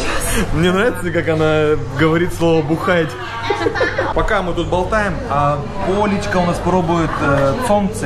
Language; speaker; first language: Russian; native; Russian